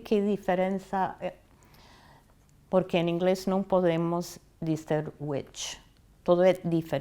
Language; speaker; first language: Galician; non-native, fluent; English